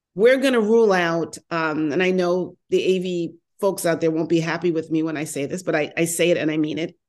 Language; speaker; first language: English; native; English